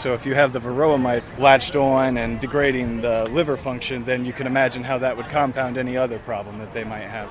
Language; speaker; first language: English; native; English